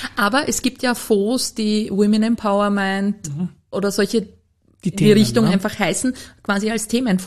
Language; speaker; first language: German; native; German